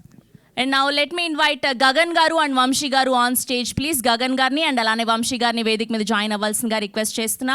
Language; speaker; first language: Telugu; native; Telugu